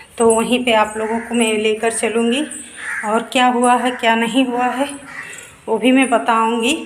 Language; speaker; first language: Hindi; native; Hindi